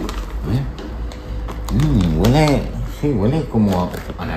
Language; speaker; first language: Spanish; native; Spanish